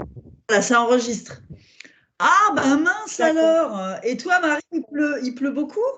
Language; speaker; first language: French; native; French